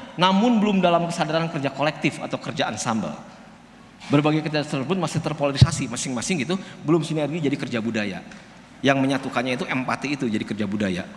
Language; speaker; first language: Indonesian; non-native, local second language; Sundanese